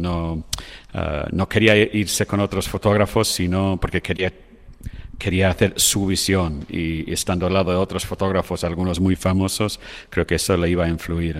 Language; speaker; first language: Spanish; non-native, fluent; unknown